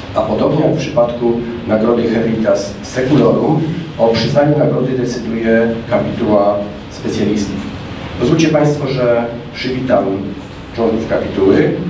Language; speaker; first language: Polish; native; Polish